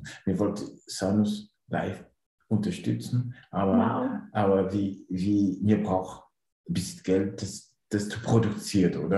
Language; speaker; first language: German; non-native, learner; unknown